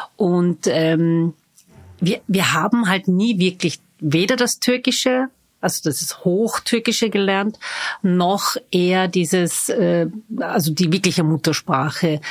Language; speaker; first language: German; early bilingual, other home language; Zaza